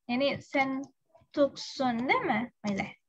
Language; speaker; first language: Turkish; non-native, learner; Indonesian